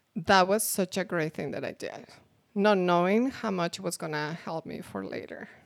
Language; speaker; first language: English; non-native, fluent; Spanish